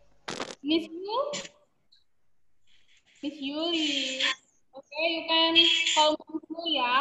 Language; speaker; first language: English; non-native, learner; Indonesian